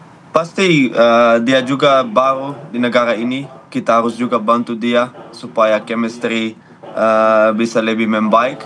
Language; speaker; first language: Indonesian; non-native, fluent; Dutch